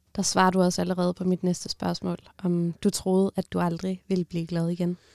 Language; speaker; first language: Danish; native; Danish